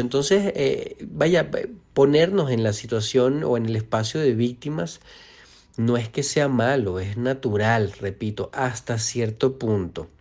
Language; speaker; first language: Spanish; native; Spanish